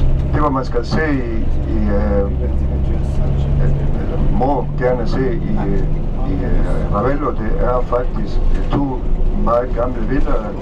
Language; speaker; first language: Danish; non-native, fluent; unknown